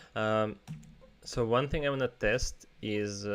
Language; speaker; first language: English; non-native, fluent; Russian